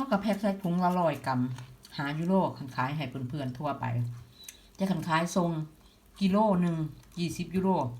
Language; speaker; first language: Thai; non-native, local second language; Northeastern Thai